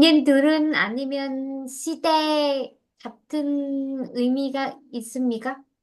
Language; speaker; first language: Korean; non-native, learner; Vietnamese